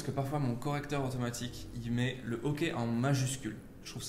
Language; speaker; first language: French; native; French